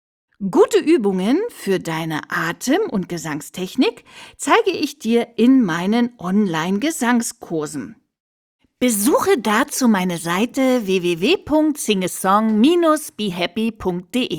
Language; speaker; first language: German; native; German